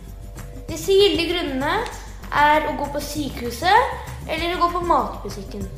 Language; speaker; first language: Norwegian; early bilingual, heritage; Norwegian